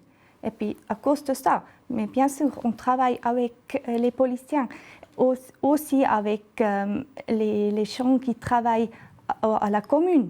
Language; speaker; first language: French; non-native, local second language; German